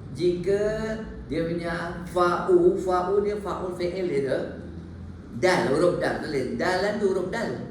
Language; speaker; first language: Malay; native; Malay